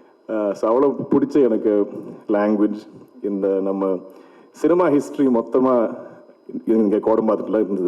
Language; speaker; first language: Tamil; non-native, local second language; Malayalam